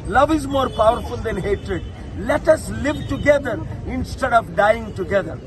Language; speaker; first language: English; non-native, local second language; Telugu